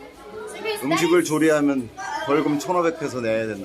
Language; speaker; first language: Korean; native; Korean